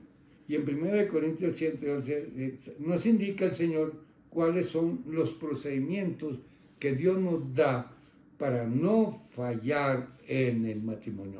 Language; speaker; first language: Spanish; native; Spanish